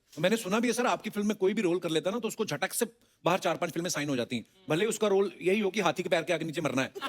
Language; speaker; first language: Hindi; non-native, local second language; Punjabi